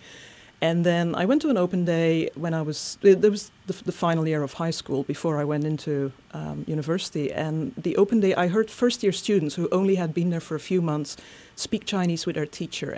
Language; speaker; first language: English; non-native, fluent; Dutch